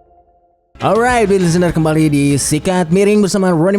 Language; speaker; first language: Indonesian; native; Indonesian